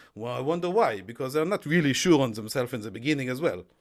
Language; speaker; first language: English; non-native, fluent; Hebrew